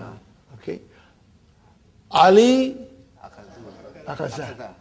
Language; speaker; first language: Arabic; non-native, fluent; Urdu